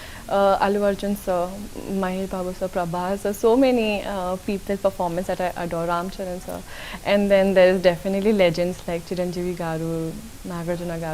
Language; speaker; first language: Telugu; non-native, local second language; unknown